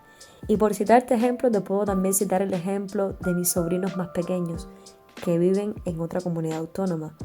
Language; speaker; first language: Spanish; native; Spanish